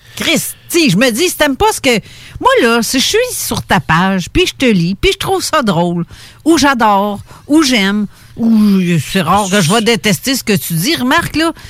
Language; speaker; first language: French; native; French